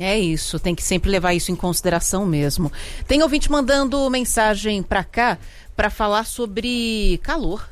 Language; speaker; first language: Portuguese; native; Portuguese